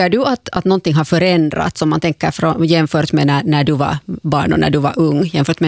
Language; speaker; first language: Swedish; native; Swedish